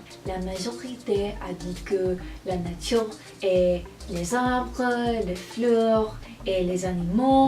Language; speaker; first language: French; non-native, learner; English